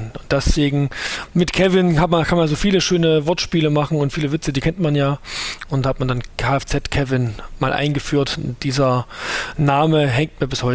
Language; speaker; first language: German; native; German